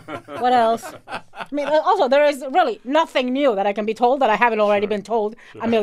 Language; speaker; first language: English; native; English